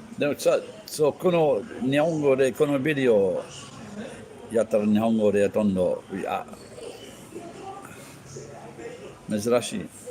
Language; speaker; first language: Japanese; non-native, learner; English